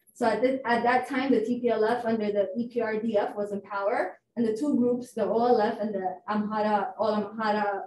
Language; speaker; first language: English; non-native, fluent; Amharic